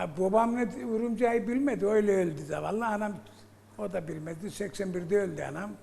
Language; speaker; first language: Turkish; early bilingual, heritage; Turkish